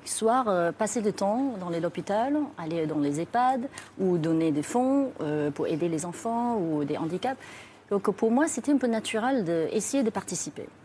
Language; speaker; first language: French; non-native, fluent; Chinese